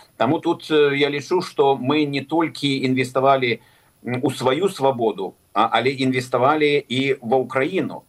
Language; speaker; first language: Belarusian; native; Belarusian